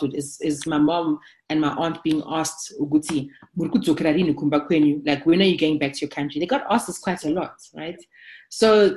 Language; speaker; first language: English; non-native, local second language; Zulu